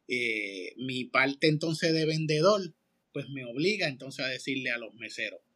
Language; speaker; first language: Spanish; native; Spanish